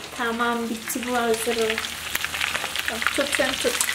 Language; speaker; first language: Turkish; non-native, learner; Indonesian